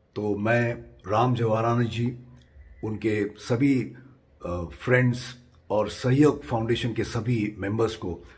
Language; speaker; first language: Hindi; non-native, local second language; Marathi